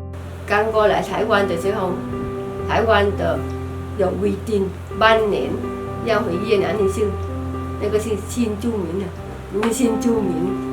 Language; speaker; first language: Chinese; non-native, learner; Vietnamese